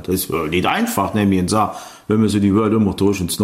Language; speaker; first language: German; native; German